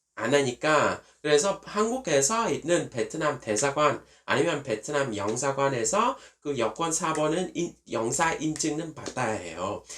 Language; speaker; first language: Korean; non-native, fluent; Vietnamese